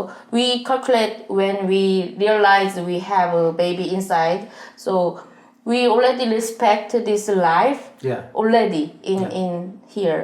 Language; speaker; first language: English; non-native, learner; Korean